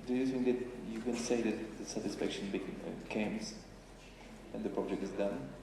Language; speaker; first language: English; non-native, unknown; Czech